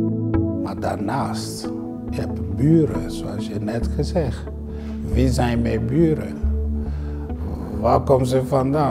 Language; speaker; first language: Dutch; non-native, learner; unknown